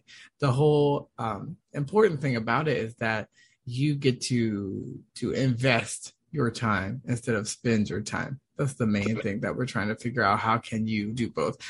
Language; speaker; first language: English; native; English